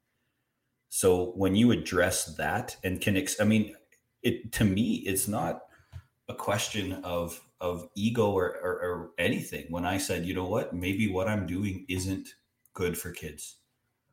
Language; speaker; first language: English; native; English